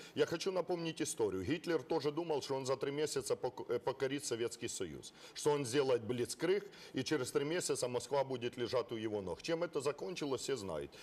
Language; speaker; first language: Russian; non-native, local second language; Ukrainian